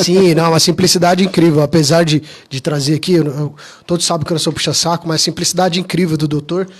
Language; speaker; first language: Portuguese; native; Portuguese